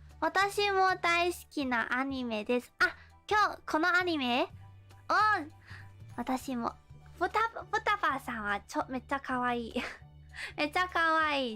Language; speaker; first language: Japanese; non-native, learner; English